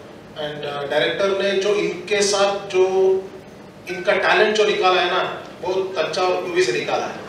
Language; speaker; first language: Hindi; non-native, local second language; Kannada